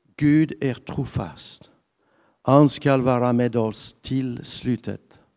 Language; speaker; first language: Swedish; non-native, fluent; French